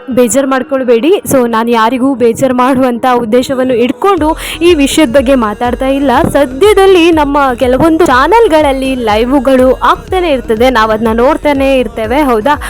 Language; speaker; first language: Kannada; non-native, local second language; Tulu